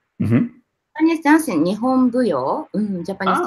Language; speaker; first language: English; non-native, learner; Japanese